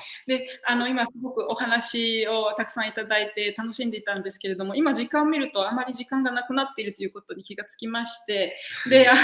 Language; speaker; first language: Japanese; native; Japanese